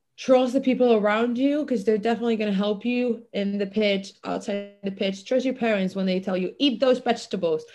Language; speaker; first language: English; non-native, fluent; Catalan